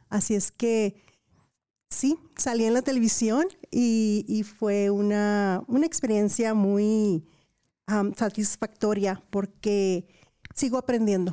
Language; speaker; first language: Spanish; native; Spanish